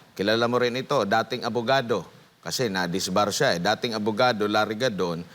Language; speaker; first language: Filipino; native; Filipino